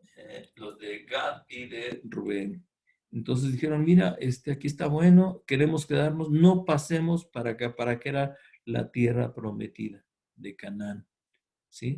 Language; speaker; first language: Spanish; native; Spanish